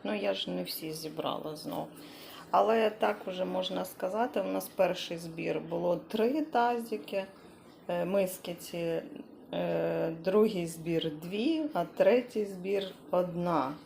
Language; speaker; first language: Ukrainian; native; Ukrainian